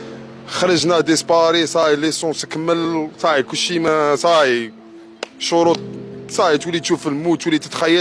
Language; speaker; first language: Arabic; native; Arabic